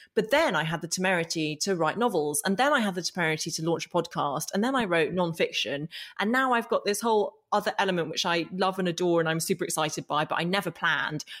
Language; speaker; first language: English; native; English